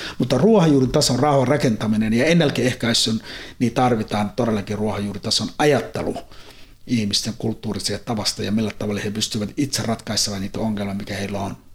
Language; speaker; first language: Finnish; non-native, fluent; Somali